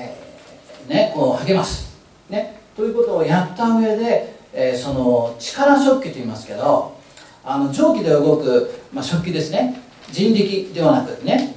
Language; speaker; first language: Japanese; native; Japanese